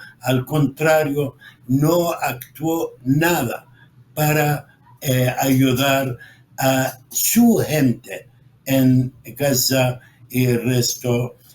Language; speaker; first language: Spanish; non-native, fluent; Arabic